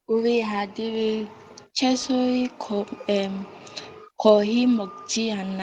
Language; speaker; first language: Korean; non-native, learner; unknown